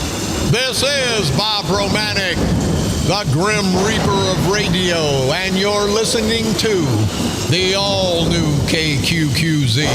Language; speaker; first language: English; native; English